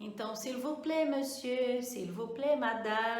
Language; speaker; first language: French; non-native, fluent; Portuguese